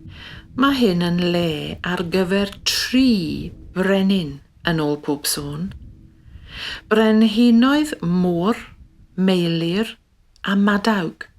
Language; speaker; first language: Welsh; native; Welsh